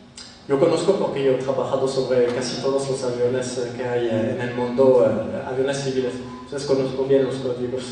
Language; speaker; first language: Spanish; non-native, fluent; French